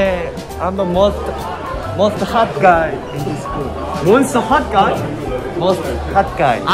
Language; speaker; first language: English; non-native, learner; Korean